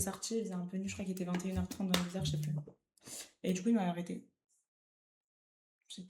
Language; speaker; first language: French; native; French